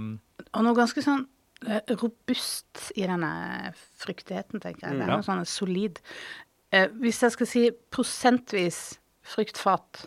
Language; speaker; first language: Norwegian; native; Norwegian